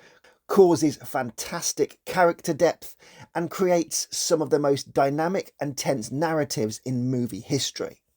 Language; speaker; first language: English; native; English